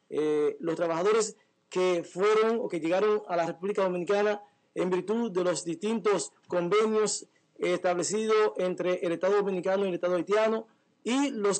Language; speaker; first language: Spanish; native; Spanish